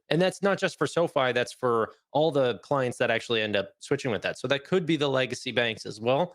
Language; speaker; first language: English; native; English